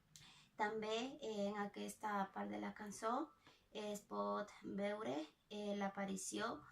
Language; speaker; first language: Catalan; non-native, local second language; Spanish